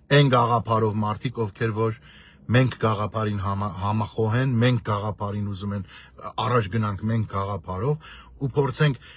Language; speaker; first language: Armenian; native; Armenian